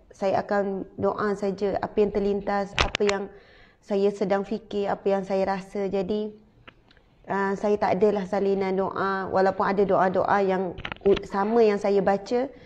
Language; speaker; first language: Malay; native; Malay